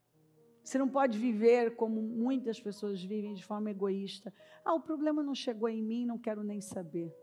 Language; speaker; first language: Portuguese; native; Portuguese